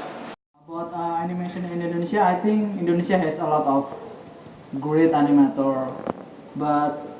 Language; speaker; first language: English; non-native, learner; Indonesian